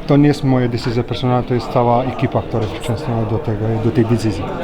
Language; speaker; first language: Polish; non-native, learner; French